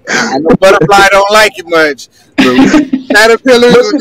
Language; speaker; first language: English; native; English